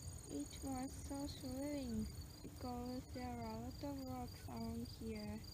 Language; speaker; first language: English; non-native, learner; Japanese